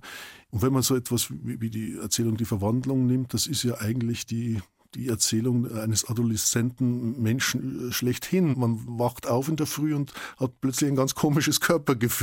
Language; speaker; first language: German; native; German